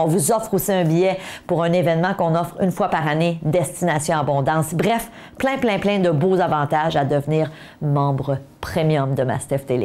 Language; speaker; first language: French; native; French